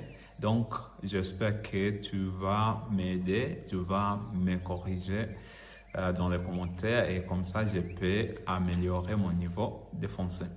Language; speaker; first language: French; non-native, learner; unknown